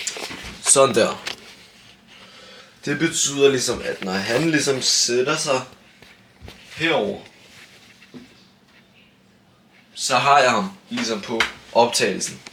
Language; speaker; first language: Danish; native; Danish